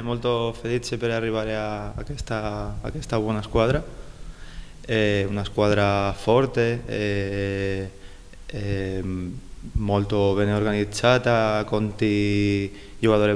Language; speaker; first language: Italian; non-native, learner; Spanish